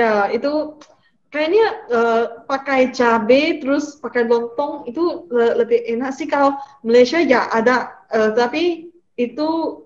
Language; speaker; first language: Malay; non-native, local second language; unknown